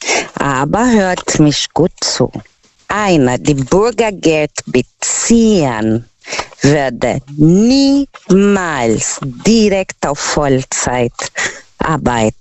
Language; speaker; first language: German; non-native, learner; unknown